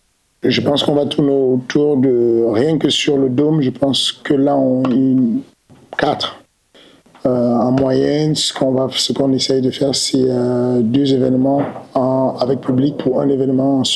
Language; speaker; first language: French; native; French